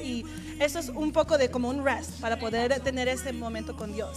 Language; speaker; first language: Spanish; early bilingual, heritage; Spanish